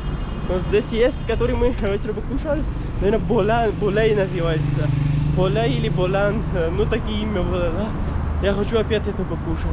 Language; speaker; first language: Russian; non-native, learner; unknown